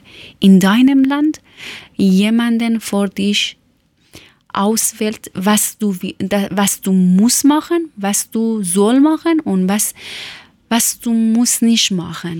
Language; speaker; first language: German; non-native, fluent; Persian